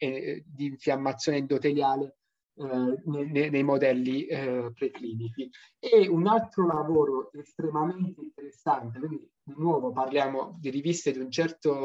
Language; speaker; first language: Italian; native; Italian